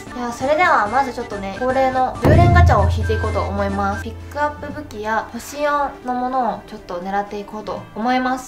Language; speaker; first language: Japanese; native; Japanese